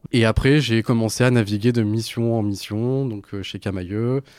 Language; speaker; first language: French; native; French